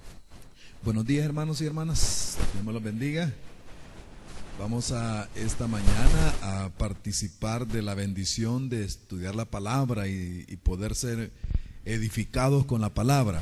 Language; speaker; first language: Spanish; native; Spanish